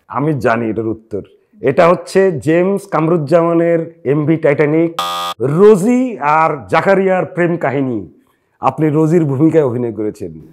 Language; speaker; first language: Bangla; native; Bangla